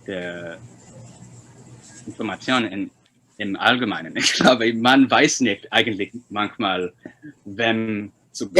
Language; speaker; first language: German; non-native, fluent; Chinese